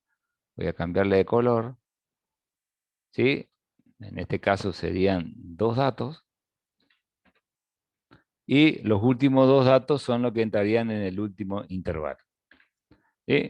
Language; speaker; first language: Spanish; native; Spanish